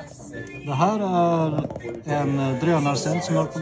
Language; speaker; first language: Swedish; native; Swedish